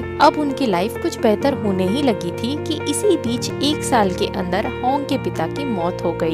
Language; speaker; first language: Hindi; native; Hindi